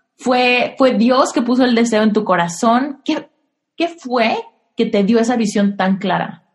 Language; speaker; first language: Spanish; native; Spanish